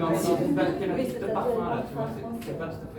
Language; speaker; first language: French; native; French